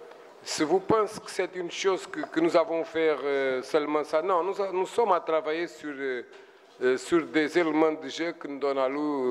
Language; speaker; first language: French; non-native, fluent; Portuguese